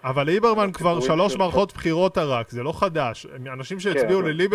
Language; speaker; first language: Hebrew; native; Hebrew